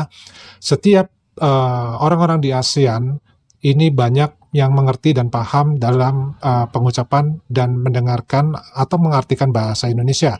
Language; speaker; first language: Indonesian; native; Indonesian